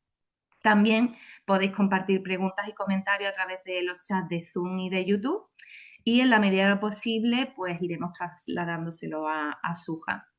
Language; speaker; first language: Spanish; native; Spanish